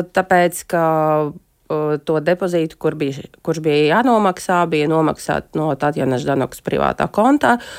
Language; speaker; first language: Latvian; non-native, local second language; Russian